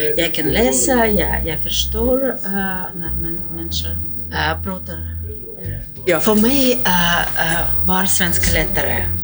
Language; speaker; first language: Swedish; non-native, learner; Russian